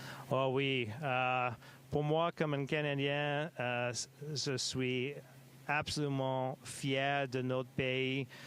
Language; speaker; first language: French; non-native, local second language; English